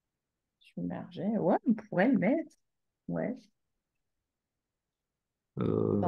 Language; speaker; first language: French; native; French